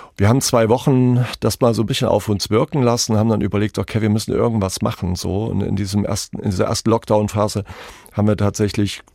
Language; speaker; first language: German; native; German